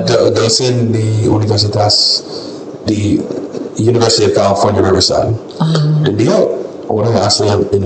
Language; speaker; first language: Indonesian; non-native, learner; English